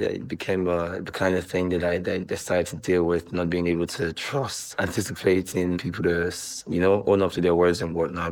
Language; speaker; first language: English; non-native, local second language; Igbo